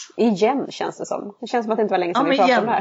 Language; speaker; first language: Swedish; native; Swedish